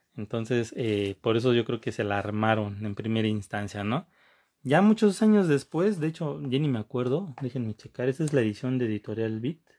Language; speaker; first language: Spanish; native; Spanish